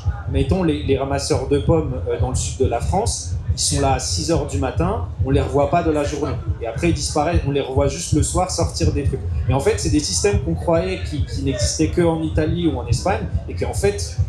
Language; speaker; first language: French; native; French